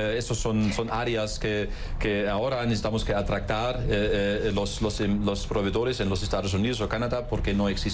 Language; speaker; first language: Spanish; non-native, fluent; German